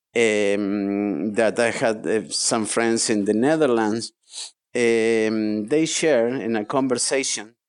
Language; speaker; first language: English; non-native, fluent; Spanish